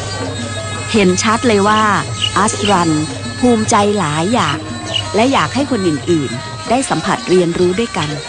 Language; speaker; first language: Thai; native; Thai